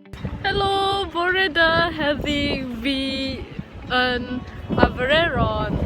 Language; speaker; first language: Welsh; non-native, learner; English